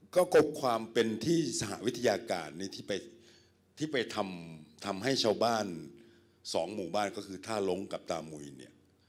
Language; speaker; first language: Thai; native; Thai